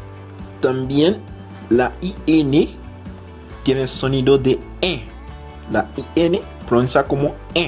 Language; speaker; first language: Spanish; non-native, fluent; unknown